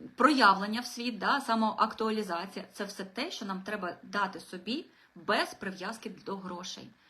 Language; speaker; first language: Ukrainian; non-native, local second language; Russian